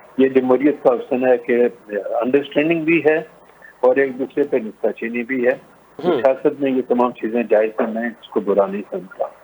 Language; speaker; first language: Urdu; non-native, local second language; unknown